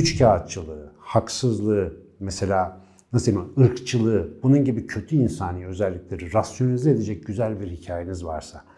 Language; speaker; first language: Turkish; native; Turkish